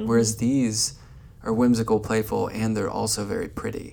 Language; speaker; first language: English; native; English